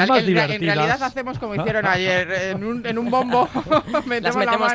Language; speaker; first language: Spanish; native; Spanish